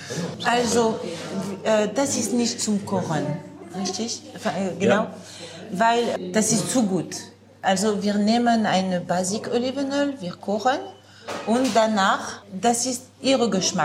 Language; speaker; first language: German; non-native, learner; French